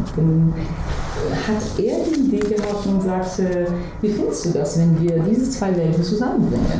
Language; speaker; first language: German; non-native, fluent; Persian